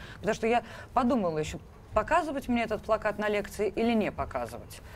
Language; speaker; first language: Russian; native; Russian